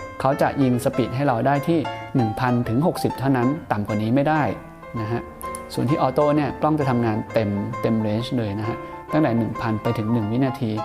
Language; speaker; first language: Thai; native; Thai